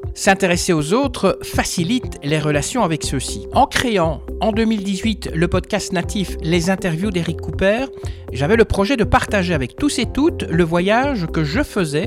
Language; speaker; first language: French; native; French